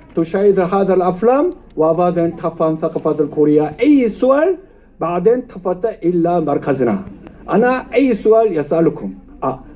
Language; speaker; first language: Arabic; non-native, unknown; Korean